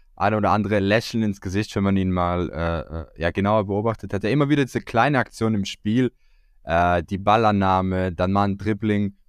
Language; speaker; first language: German; early bilingual, other home language; Croatian